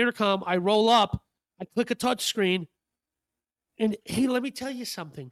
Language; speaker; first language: English; native; English